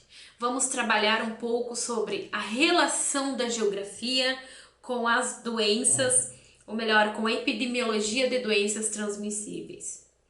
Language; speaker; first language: Portuguese; native; Portuguese